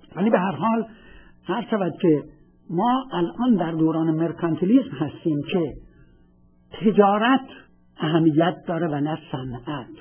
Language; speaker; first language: Persian; native; Persian